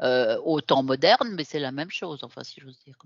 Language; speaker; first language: French; native; French